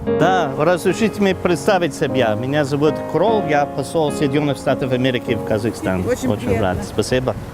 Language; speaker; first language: Russian; non-native, fluent; English